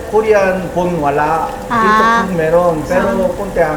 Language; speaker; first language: Filipino; non-native, learner; Korean